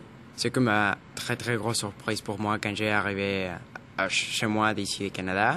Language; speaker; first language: French; non-native, learner; Spanish